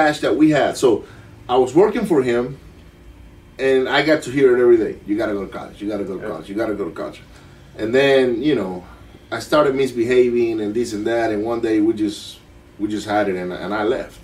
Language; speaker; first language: English; non-native, fluent; Spanish